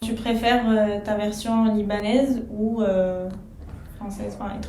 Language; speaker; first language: French; non-native, fluent; Arabic